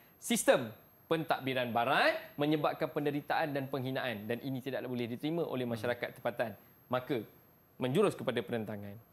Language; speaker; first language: Malay; native; Malay